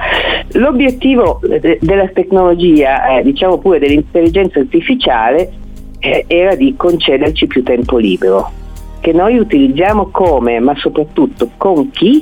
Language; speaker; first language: Italian; native; Italian